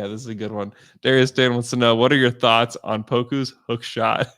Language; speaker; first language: English; native; English